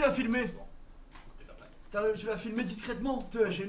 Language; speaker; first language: French; native; French